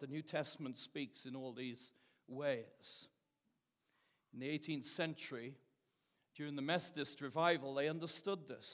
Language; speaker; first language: English; native; English